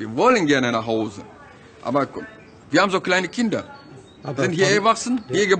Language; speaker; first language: German; non-native, learner; Turkish